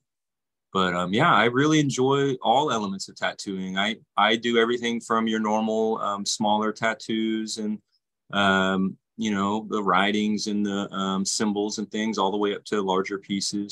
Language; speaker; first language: English; native; English